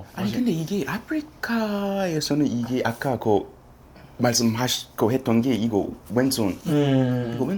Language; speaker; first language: Korean; non-native, fluent; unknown